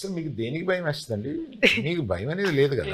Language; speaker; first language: Telugu; native; Telugu